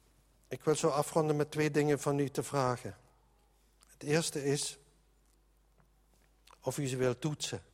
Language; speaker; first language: Dutch; native; Dutch